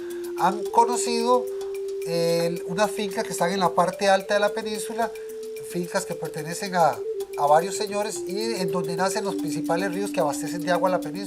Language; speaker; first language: Spanish; native; Spanish